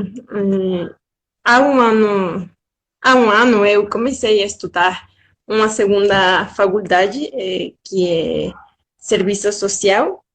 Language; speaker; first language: Portuguese; non-native, fluent; Spanish